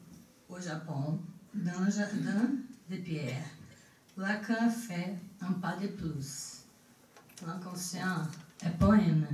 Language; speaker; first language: French; non-native, fluent; Portuguese